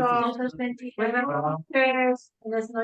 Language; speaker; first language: Spanish; non-native, fluent; Portuguese